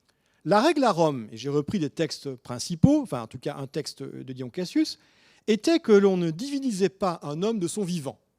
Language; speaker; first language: French; native; French